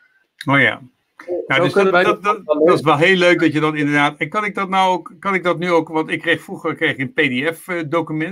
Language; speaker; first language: Dutch; native; Dutch